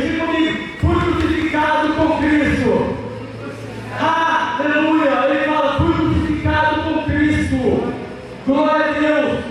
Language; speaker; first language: Portuguese; native; Portuguese